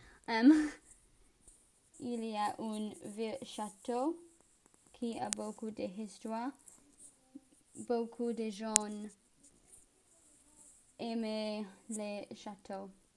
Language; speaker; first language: French; non-native, learner; English